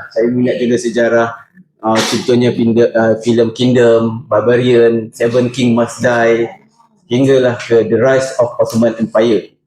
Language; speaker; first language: Malay; native; Malay